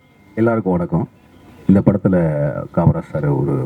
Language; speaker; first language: Tamil; native; Tamil